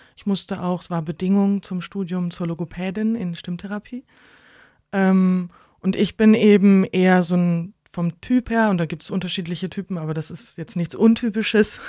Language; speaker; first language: German; native; German